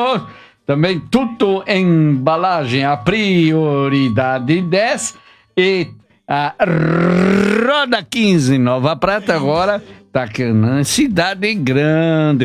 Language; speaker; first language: Portuguese; native; Portuguese